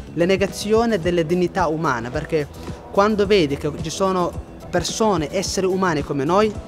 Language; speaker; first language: Italian; non-native, fluent; Somali